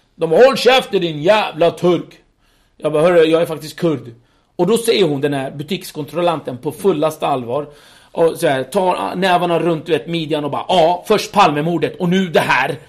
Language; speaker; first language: Swedish; early bilingual, other home language; Kurdish